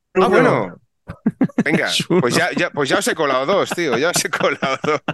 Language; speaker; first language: Spanish; native; Spanish